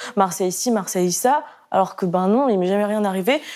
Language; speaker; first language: French; native; French